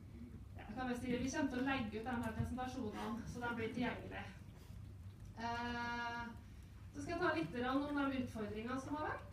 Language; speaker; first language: Norwegian; native; Norwegian